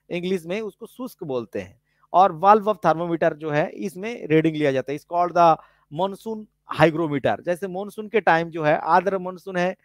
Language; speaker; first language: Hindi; non-native, local second language; Bangla